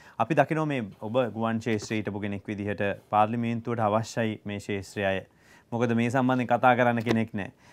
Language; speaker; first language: Sinhala; native; Sinhala